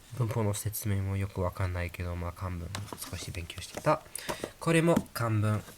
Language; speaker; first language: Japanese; non-native, fluent; English